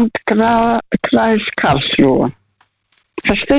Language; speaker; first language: German; non-native, fluent; Russian